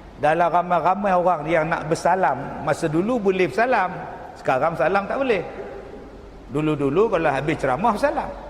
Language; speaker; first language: Malay; native; Malay